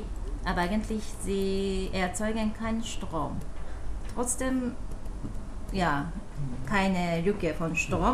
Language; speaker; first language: German; non-native, fluent; Japanese